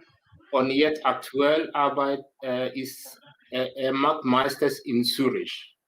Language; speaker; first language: German; non-native, learner; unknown